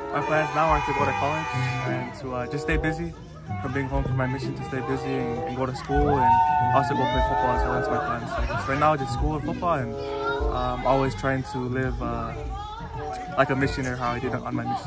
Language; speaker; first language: English; native; English